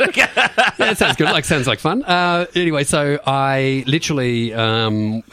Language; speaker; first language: English; native; English